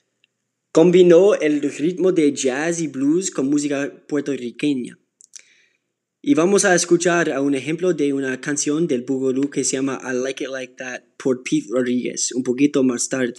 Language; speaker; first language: Spanish; non-native, learner; English